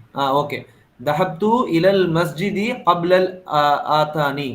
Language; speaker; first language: Arabic; non-native, learner; Tamil